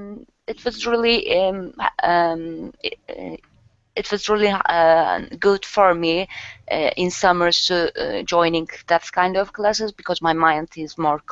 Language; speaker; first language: English; non-native, learner; Turkish